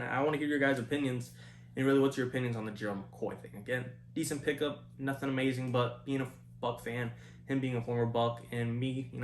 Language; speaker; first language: English; native; English